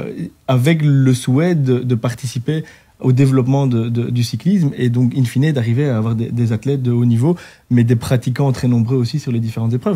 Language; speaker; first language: French; native; French